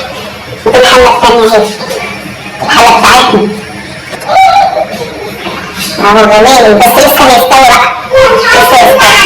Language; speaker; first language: Arabic; native; Arabic